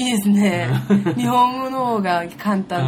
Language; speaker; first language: Japanese; non-native, learner; German